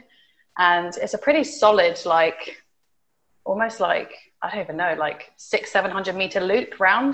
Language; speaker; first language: English; native; English